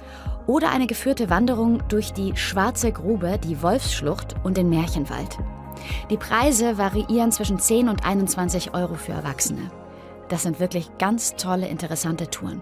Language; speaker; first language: German; native; German